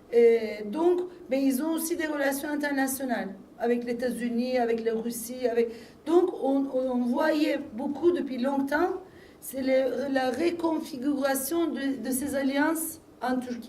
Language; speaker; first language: French; non-native, fluent; Turkish